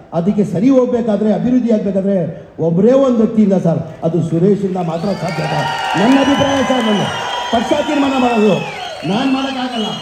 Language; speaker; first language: Kannada; non-native, local second language; Urdu